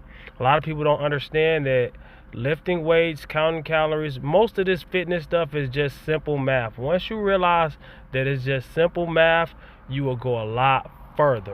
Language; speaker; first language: English; native; English